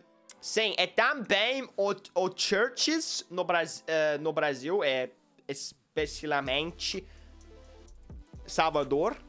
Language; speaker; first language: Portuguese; non-native, learner; English